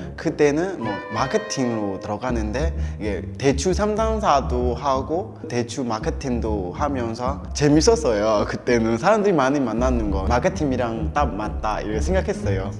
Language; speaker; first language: Korean; non-native, learner; Burmese